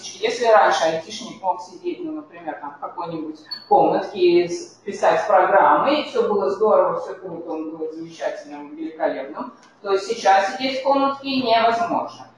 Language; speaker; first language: Russian; native; Russian